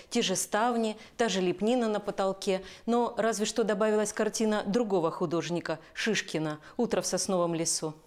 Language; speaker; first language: Russian; native; Russian